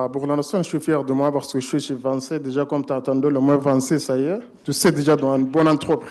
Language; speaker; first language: French; non-native, learner; Arabic